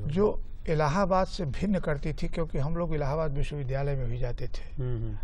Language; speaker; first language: Hindi; native; Hindi